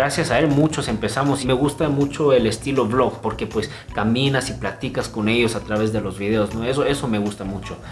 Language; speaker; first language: Spanish; non-native, fluent; Korean